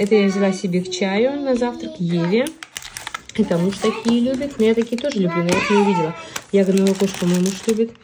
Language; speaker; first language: Russian; native; Russian